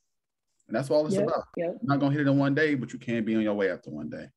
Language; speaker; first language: English; native; English